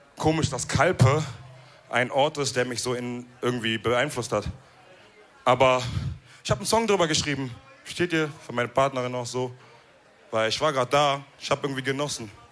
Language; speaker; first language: German; early bilingual, other home language; Wolof